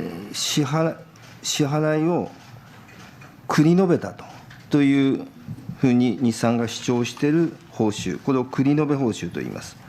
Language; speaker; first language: Japanese; native; Japanese